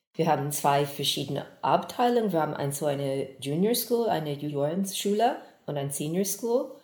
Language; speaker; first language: German; non-native, fluent; English